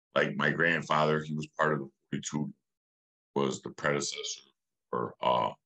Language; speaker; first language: English; native; English